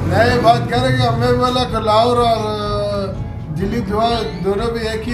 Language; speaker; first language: Hindi; non-native, local second language; Baluchi